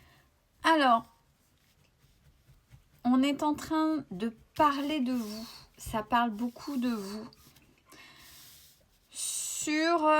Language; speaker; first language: French; native; French